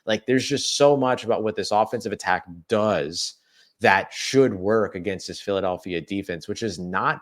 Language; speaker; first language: English; native; English